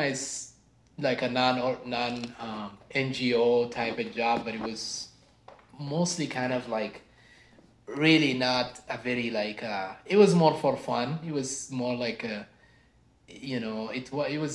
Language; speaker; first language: English; non-native, fluent; Arabic